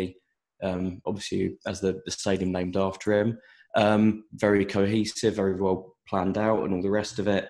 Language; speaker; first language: English; native; English